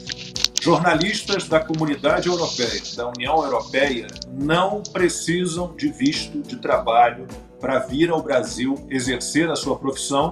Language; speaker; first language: Portuguese; native; Portuguese